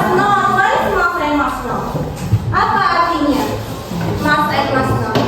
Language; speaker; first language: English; non-native, fluent; Indonesian